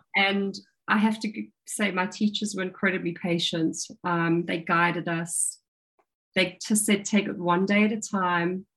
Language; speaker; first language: English; native; English